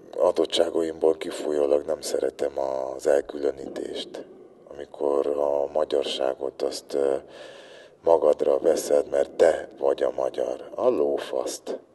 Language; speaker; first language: Hungarian; early bilingual, other home language; Spanish